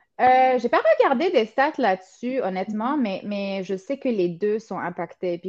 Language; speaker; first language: French; non-native, local second language; Arabic